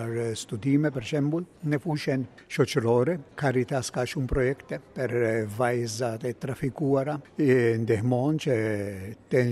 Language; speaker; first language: Albanian; non-native, fluent; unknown